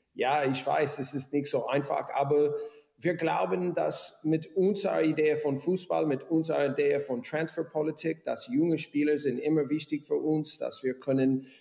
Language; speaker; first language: German; non-native, fluent; English